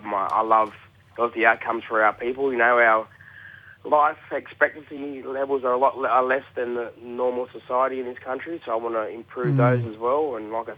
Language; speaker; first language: English; native; English